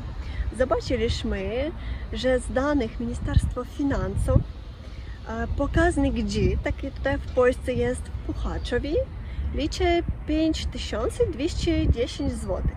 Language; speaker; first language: Polish; non-native, learner; Russian